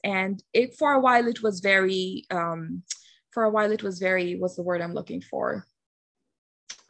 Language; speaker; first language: English; non-native, local second language; Bangla